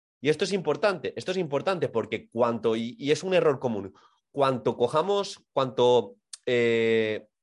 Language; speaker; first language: Spanish; native; Spanish